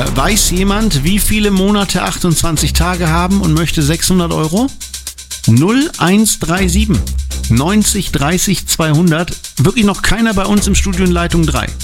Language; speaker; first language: German; native; German